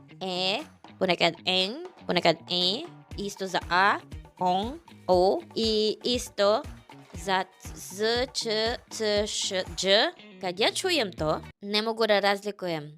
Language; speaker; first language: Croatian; non-native, fluent; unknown